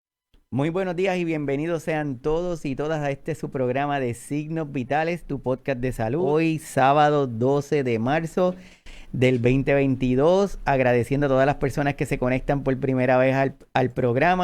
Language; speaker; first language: Spanish; native; Spanish